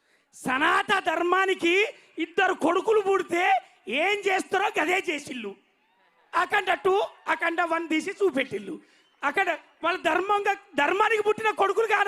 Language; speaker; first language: Telugu; native; Telugu